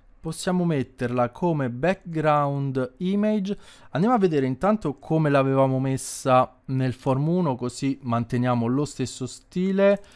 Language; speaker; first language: Italian; native; Italian